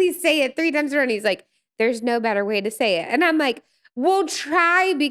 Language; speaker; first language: English; native; English